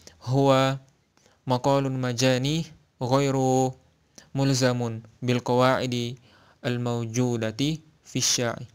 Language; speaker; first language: Arabic; non-native, learner; Indonesian